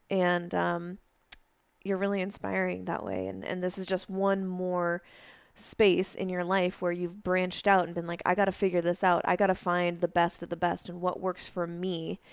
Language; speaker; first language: English; native; English